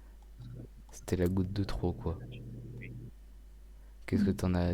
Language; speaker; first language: French; native; French